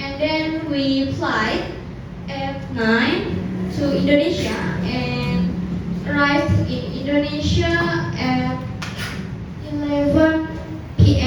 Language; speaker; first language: English; non-native, learner; Indonesian